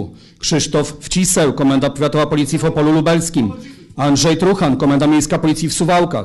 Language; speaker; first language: Polish; native; Polish